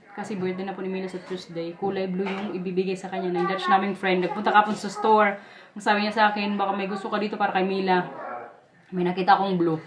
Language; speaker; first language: Filipino; non-native, local second language; Waray